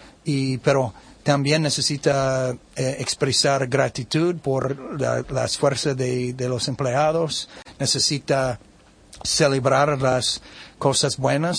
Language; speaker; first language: Spanish; non-native, learner; English